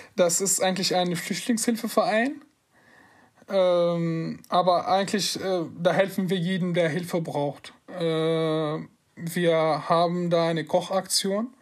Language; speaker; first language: German; non-native, fluent; Arabic